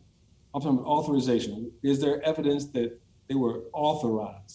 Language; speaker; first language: English; native; English